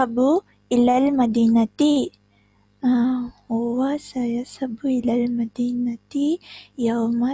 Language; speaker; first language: Arabic; non-native, learner; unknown